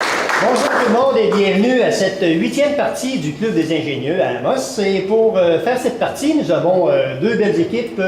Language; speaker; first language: French; native; French